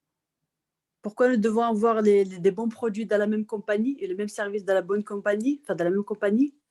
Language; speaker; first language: French; non-native, local second language; Arabic